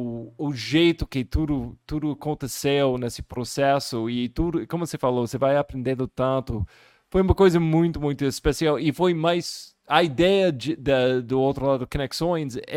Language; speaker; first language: Portuguese; non-native, fluent; English